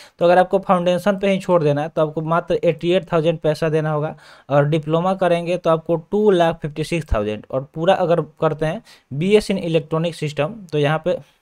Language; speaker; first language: Hindi; native; Hindi